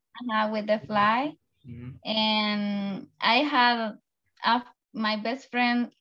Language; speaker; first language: English; non-native, learner; Spanish